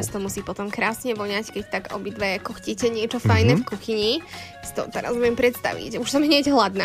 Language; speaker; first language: Slovak; native; Slovak